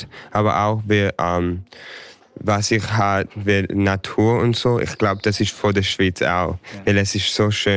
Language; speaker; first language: German; early bilingual, heritage; English